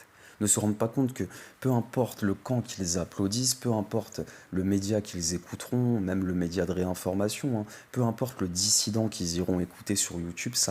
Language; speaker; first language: French; native; French